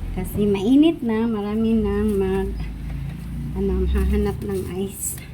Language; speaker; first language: Filipino; non-native, local second language; Cebuano